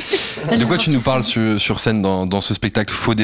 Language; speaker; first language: French; native; French